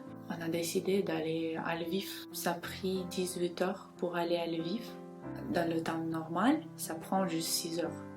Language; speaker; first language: French; non-native, fluent; Ukrainian